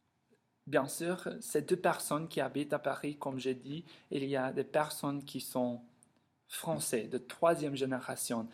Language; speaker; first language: French; non-native, learner; English